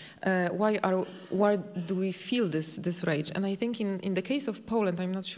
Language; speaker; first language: English; non-native, fluent; Polish